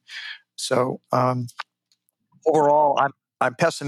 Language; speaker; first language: English; native; English